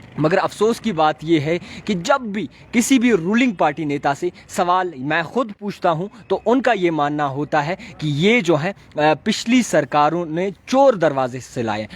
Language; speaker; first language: Hindi; non-native, local second language; Kashmiri